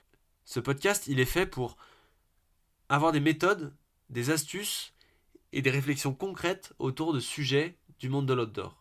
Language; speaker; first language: French; native; French